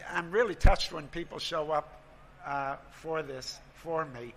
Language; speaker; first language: English; native; English